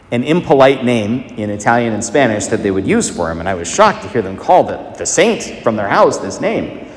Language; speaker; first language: English; native; English